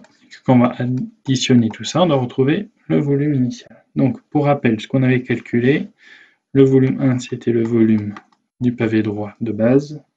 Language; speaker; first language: French; native; French